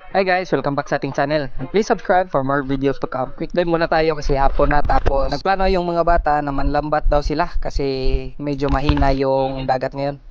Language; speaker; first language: Filipino; non-native, local second language; Cebuano